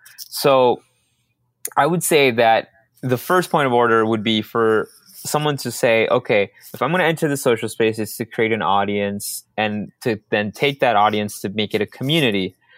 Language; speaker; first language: English; early bilingual, other home language; Spanish